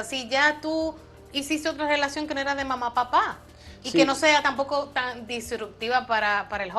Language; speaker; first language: Spanish; native; Spanish